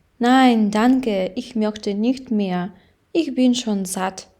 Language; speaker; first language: German; non-native, fluent; Ukrainian